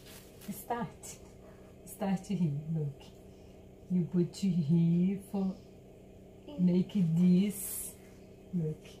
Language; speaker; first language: English; non-native, learner; Portuguese